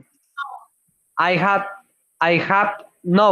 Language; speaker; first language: English; non-native, learner; Spanish